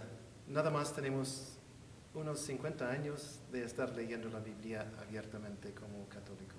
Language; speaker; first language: Spanish; non-native, fluent; English